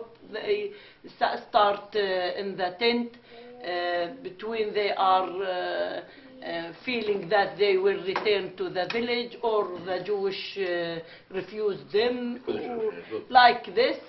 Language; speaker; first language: English; non-native, learner; Arabic